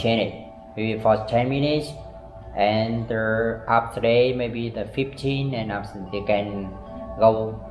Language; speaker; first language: English; non-native, learner; Vietnamese